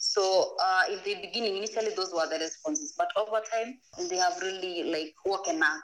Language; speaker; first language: English; non-native, local second language; Masai